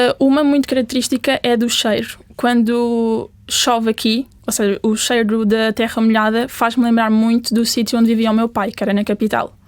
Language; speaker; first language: Portuguese; early bilingual, other home language; Spanish